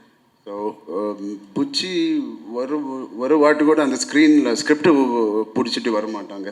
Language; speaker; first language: Tamil; non-native, local second language; Telugu